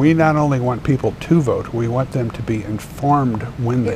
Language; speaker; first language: English; native; English